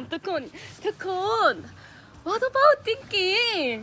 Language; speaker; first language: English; non-native, learner; Korean